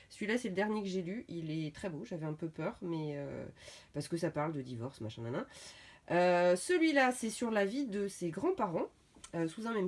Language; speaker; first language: French; native; French